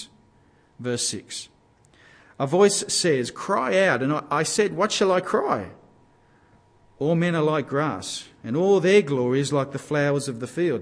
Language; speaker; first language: English; native; English